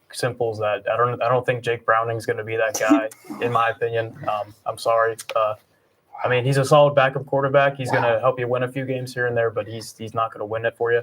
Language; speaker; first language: English; native; English